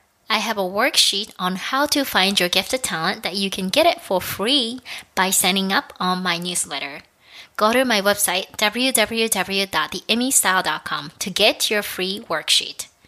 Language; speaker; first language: English; non-native, fluent; Japanese